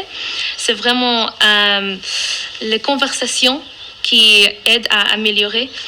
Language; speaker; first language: French; non-native, fluent; Dutch